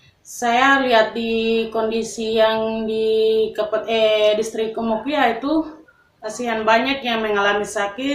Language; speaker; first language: Indonesian; non-native, local second language; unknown